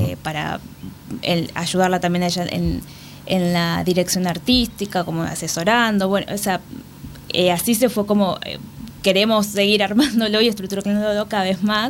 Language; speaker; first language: Spanish; native; Spanish